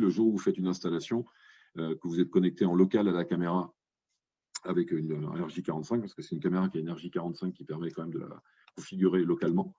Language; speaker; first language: French; native; French